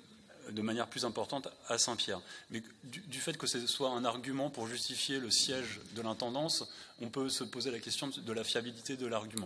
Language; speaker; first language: French; native; French